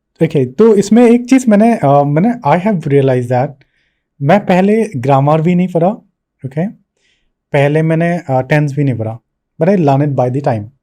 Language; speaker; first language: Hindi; non-native, local second language; Bangla